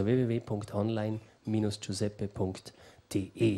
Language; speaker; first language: German; native; German